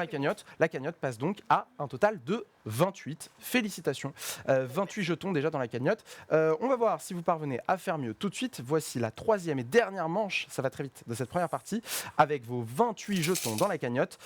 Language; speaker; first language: French; native; French